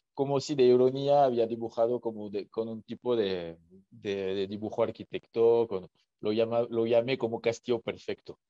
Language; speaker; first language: Spanish; non-native, fluent; French